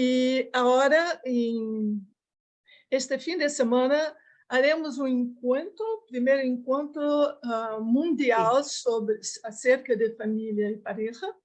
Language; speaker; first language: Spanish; non-native, learner; Portuguese